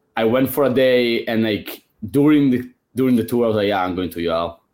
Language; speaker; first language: English; non-native, fluent; Italian